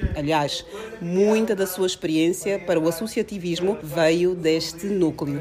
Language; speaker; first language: Portuguese; native; Portuguese